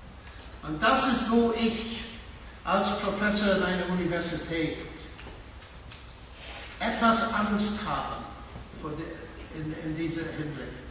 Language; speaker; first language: German; non-native, fluent; English